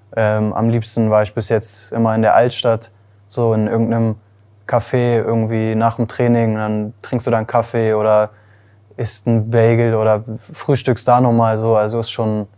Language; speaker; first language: German; native; German